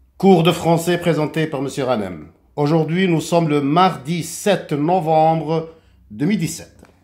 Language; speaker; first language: French; non-native, local second language; Arabic